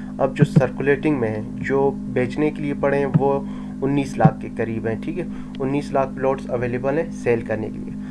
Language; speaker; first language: Urdu; non-native, local second language; Baluchi